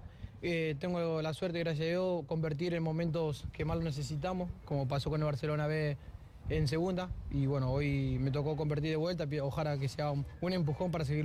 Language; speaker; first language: Spanish; native; Spanish